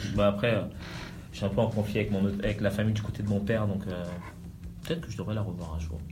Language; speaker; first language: French; early bilingual, other home language; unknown